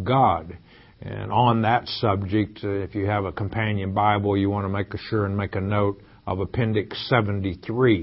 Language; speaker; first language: English; native; English